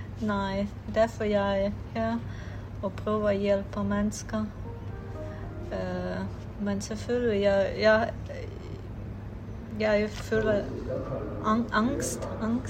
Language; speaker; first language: Danish; non-native, fluent; Ukrainian